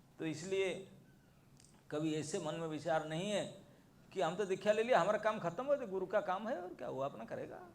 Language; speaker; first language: Hindi; non-native, local second language; Bangla